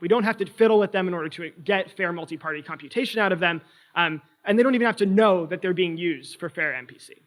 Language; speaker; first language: English; native; English